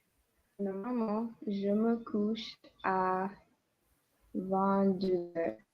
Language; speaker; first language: French; non-native, learner; English